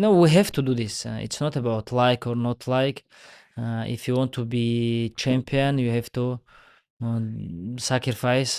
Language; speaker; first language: English; non-native, learner; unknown